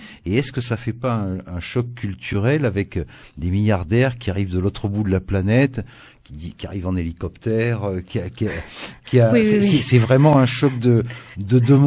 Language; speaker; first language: French; native; French